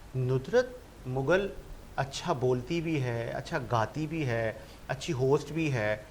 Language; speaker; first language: Urdu; native; Urdu